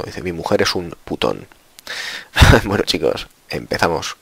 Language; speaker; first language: Spanish; native; Spanish